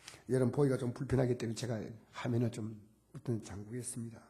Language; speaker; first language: Korean; native; Korean